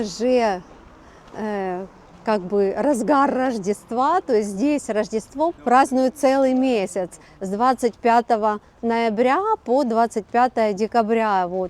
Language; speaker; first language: Russian; native; Russian